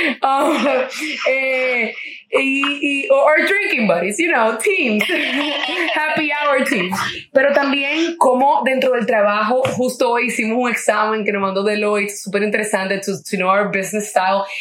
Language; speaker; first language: English; non-native, fluent; Spanish